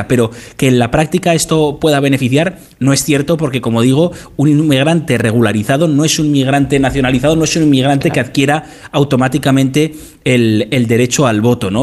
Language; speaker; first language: Spanish; native; Spanish